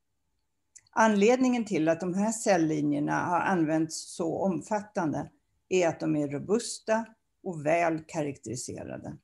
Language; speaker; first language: Swedish; native; Swedish